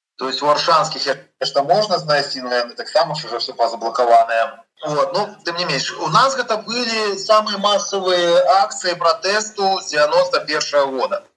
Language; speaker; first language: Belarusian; non-native, local second language; Russian